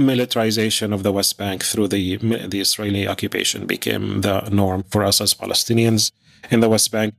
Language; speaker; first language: English; non-native, fluent; Arabic